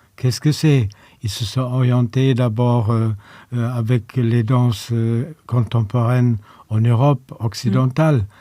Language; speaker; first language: French; non-native, fluent; German